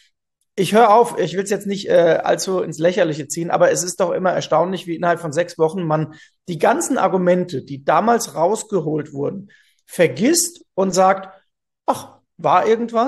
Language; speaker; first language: German; native; German